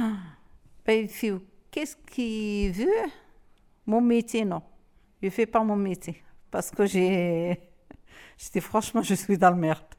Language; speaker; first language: French; non-native, learner; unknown